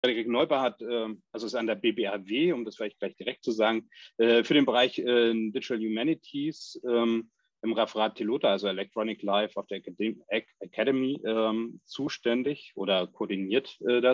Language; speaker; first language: German; native; German